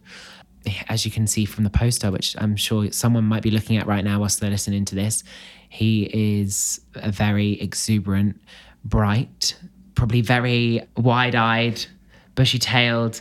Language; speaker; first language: English; native; English